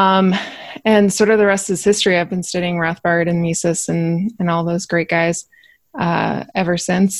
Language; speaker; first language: English; native; English